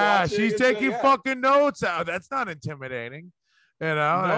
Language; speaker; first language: English; early bilingual, other home language; Spanish